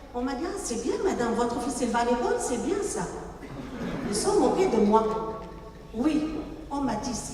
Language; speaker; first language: French; non-native, local second language; Arabic